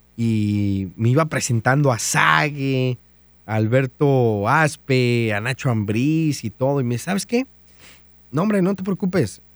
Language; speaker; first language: Spanish; native; Spanish